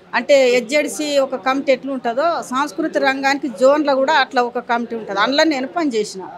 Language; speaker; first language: Telugu; native; Telugu